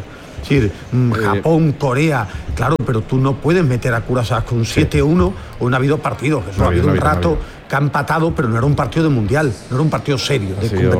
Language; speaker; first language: Spanish; native; Spanish